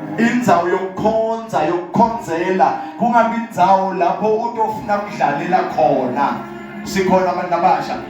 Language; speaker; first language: Zulu; non-native, local second language; Swati